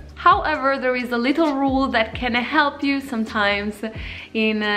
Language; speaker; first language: English; non-native, fluent; Italian